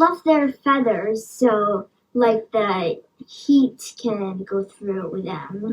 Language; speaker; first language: English; native; English